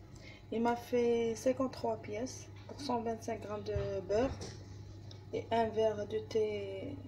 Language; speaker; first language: French; non-native, learner; Arabic